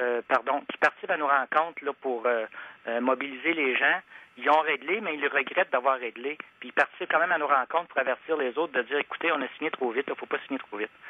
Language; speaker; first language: French; native; French